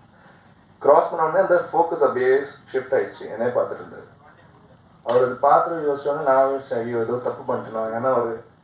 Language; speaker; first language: Tamil; non-native, fluent; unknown